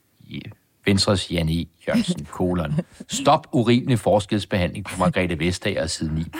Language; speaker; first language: Danish; native; Danish